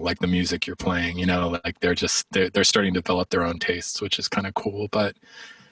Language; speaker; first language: English; native; English